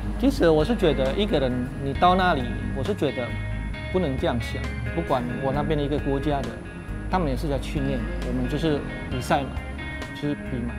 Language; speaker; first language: Chinese; non-native, fluent; Indonesian